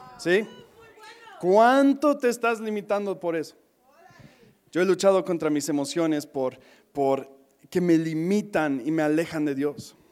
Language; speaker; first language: Spanish; non-native, fluent; English